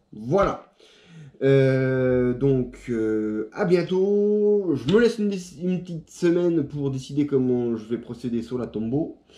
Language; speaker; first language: French; native; French